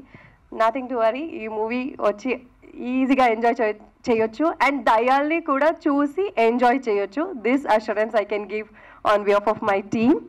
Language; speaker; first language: Telugu; non-native, fluent; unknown